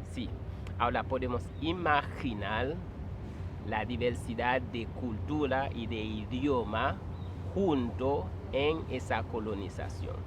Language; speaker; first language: Spanish; non-native, fluent; Haitian Creole